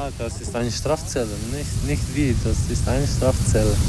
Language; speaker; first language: German; non-native, learner; Albanian